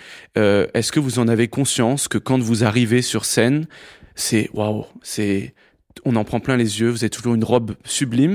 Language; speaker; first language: French; native; French